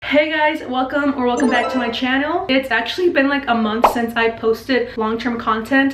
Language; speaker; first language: English; native; English